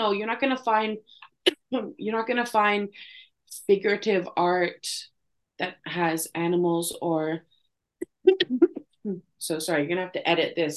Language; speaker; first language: English; native; English